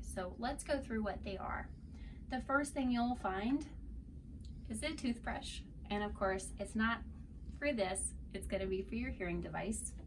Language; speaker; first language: English; native; English